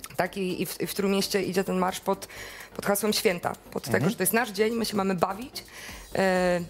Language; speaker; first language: Polish; native; Polish